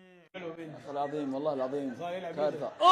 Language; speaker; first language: Arabic; native; Arabic